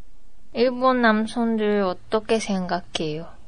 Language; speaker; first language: Korean; non-native, learner; Japanese